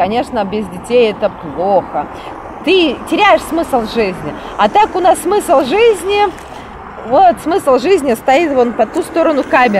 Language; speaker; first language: Russian; native; Russian